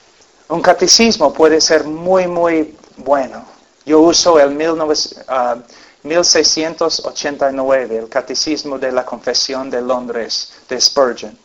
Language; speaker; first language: Spanish; non-native, fluent; English